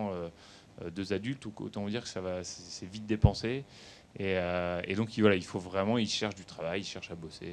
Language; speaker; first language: French; native; French